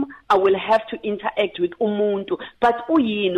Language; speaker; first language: English; non-native, local second language; Zulu